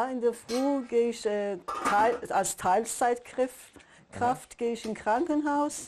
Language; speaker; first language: German; non-native, learner; Persian